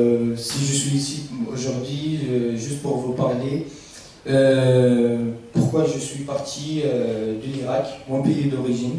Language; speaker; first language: French; non-native, fluent; Arabic